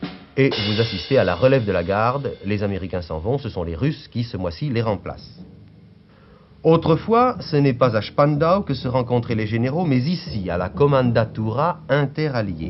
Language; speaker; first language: French; native; French